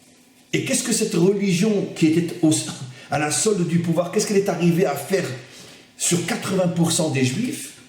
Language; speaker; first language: French; native; French